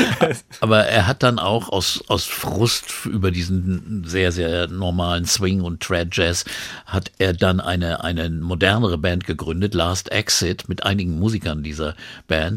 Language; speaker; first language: German; native; German